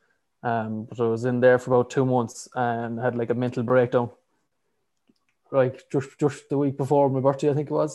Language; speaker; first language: English; native; English